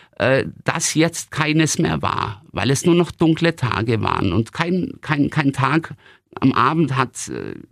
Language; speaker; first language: German; native; German